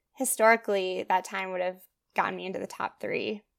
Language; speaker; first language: English; native; English